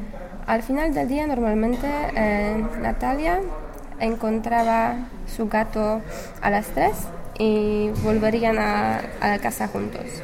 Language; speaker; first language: Spanish; non-native, learner; English